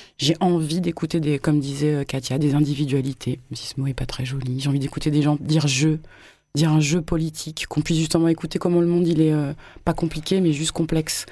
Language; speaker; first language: French; native; French